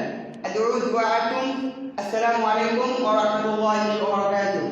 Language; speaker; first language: Arabic; non-native, learner; Bangla